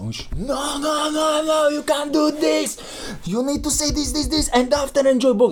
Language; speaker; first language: English; non-native, learner; Latvian